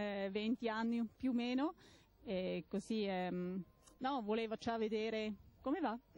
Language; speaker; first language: Italian; non-native, learner; German